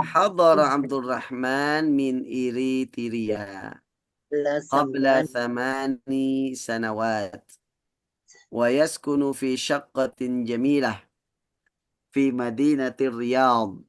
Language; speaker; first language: Arabic; non-native, fluent; Indonesian